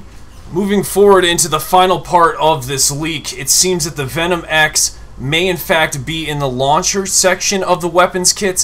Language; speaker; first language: English; native; English